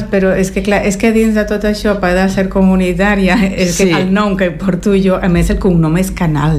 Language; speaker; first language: Catalan; early bilingual, heritage; Spanish